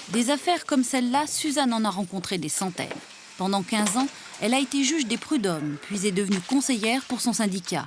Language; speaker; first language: French; native; French